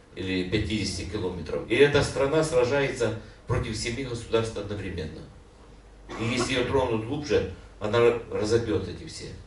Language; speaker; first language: Russian; non-native, local second language; Ukrainian